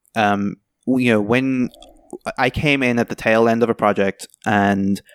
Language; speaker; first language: English; native; English